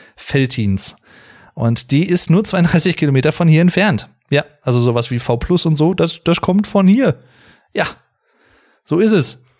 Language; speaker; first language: German; native; German